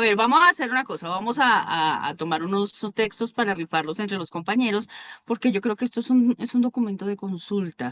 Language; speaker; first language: Spanish; native; Spanish